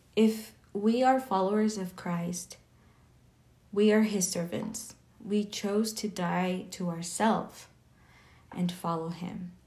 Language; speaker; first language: English; early bilingual, other home language; Spanish